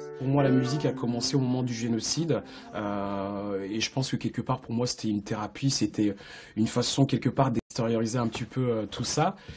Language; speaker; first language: French; early bilingual, other home language; Kinyarwanda